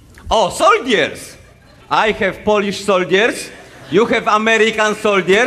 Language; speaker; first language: English; non-native, learner; Polish